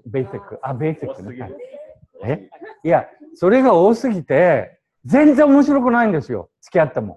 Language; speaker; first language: Japanese; native; Japanese